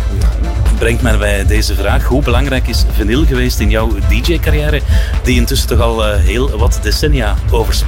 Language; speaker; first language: Dutch; native; Dutch